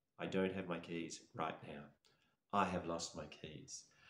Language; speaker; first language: English; native; English